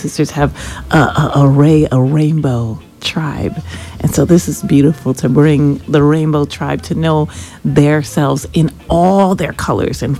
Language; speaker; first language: English; early bilingual, other home language; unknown